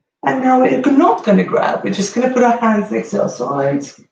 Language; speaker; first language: English; native; English